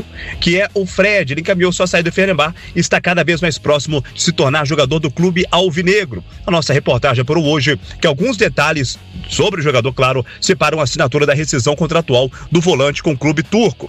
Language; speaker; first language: Portuguese; native; Portuguese